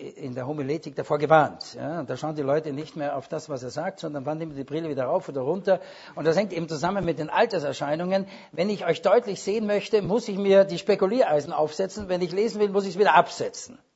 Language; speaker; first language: German; native; German